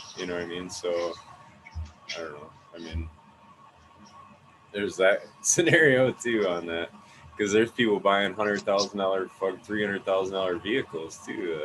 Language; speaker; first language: English; native; English